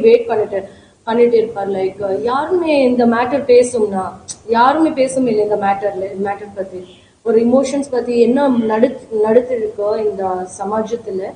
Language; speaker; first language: Tamil; non-native, learner; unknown